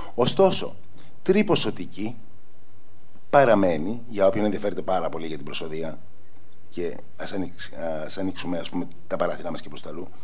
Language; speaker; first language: Greek; native; Greek